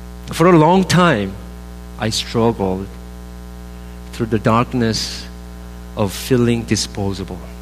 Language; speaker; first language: English; non-native, fluent; Korean